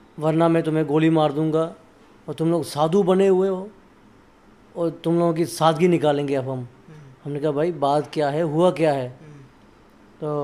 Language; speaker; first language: Hindi; native; Hindi